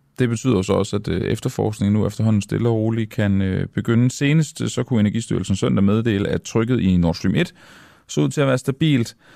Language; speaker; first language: Danish; native; Danish